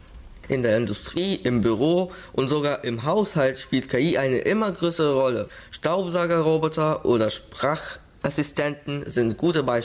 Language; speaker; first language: German; early bilingual, other home language; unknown